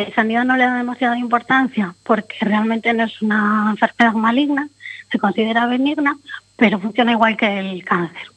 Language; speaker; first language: Spanish; native; Spanish